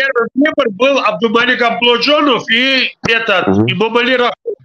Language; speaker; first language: Russian; non-native, local second language; Tajik